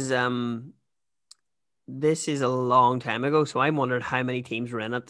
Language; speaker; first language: English; native; English